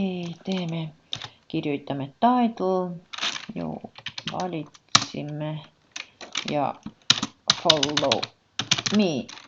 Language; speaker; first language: Finnish; non-native, learner; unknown